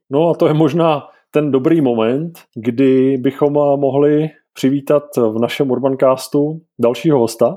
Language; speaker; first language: Czech; native; Czech